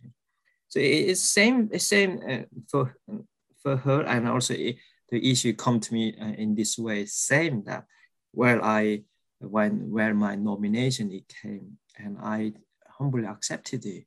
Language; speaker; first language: English; non-native, fluent; Korean